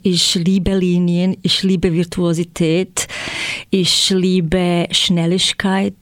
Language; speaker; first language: German; non-native, fluent; Croatian